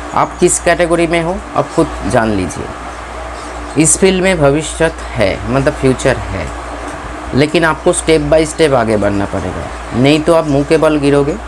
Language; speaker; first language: Hindi; non-native, local second language; Bangla